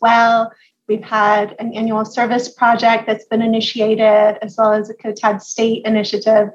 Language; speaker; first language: English; native; English